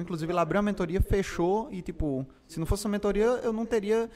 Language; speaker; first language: Portuguese; native; Portuguese